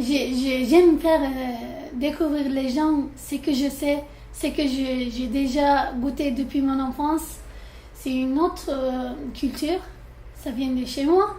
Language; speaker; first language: French; non-native, learner; Turkish